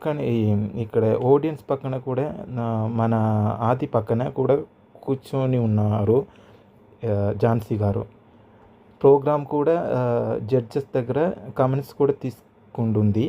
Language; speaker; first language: Telugu; non-native, learner; Malayalam